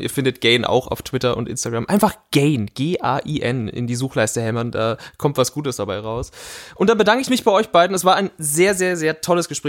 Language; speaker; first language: German; native; German